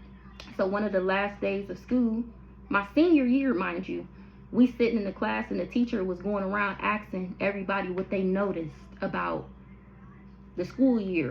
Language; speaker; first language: English; native; English